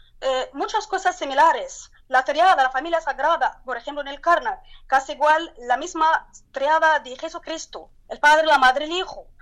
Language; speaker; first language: Spanish; non-native, learner; Turkish